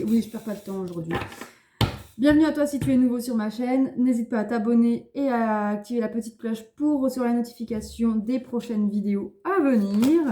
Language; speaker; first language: French; native; French